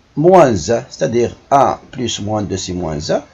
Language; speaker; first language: French; non-native, local second language; Arabic